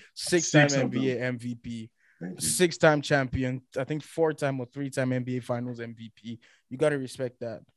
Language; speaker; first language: English; non-native, local second language; Yoruba